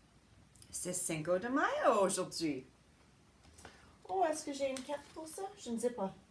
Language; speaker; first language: French; non-native, fluent; English